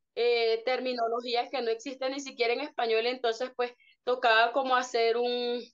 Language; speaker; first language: Spanish; native; Spanish